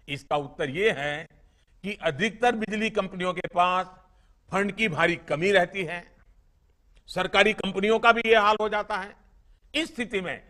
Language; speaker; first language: Hindi; non-native, local second language; Gujarati